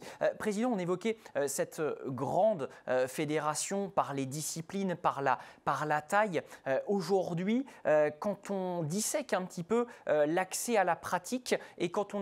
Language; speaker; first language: French; native; French